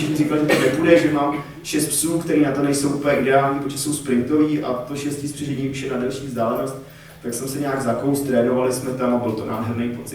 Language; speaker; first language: Czech; native; Czech